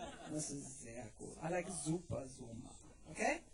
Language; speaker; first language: German; non-native, learner; English